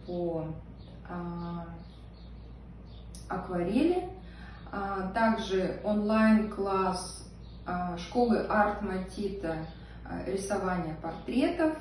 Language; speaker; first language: Russian; native; Russian